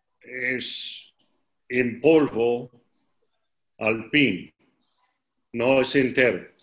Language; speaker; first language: Spanish; non-native, learner; English